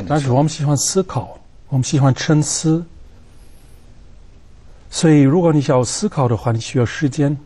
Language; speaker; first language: Chinese; non-native, fluent; German